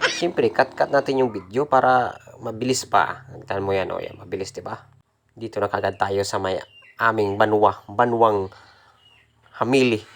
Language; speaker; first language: Filipino; non-native, local second language; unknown